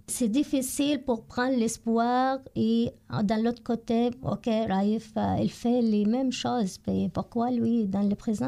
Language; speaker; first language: French; non-native, learner; Arabic